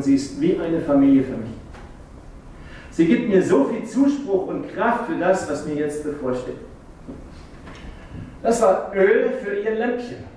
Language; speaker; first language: German; native; German